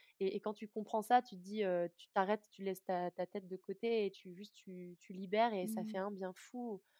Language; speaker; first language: French; native; French